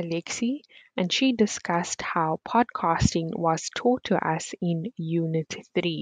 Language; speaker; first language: English; native; English